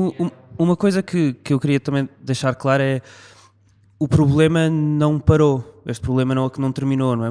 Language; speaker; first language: Portuguese; native; Portuguese